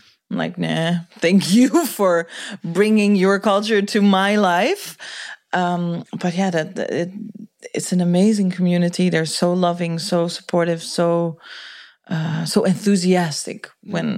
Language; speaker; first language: English; non-native, fluent; Dutch